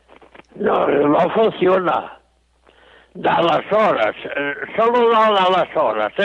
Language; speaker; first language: Spanish; non-native, local second language; Galician